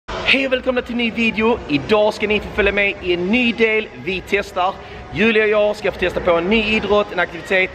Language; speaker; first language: Swedish; native; Swedish